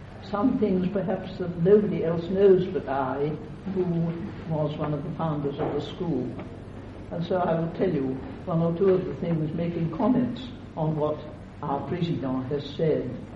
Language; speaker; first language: English; native; English